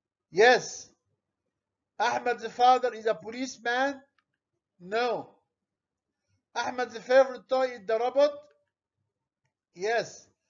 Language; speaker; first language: English; non-native, fluent; Arabic